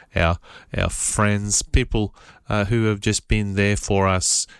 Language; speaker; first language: English; native; English